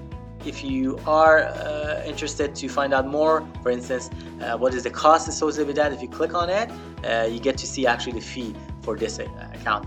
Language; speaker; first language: English; non-native, fluent; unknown